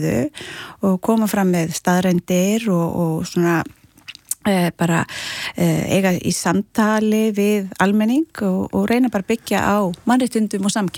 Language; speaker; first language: Icelandic; native; Icelandic